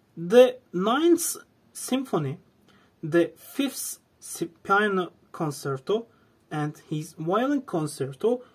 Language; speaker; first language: English; non-native, fluent; Azerbaijani